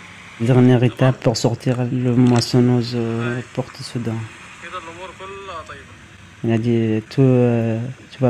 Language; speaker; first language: French; non-native, learner; Arabic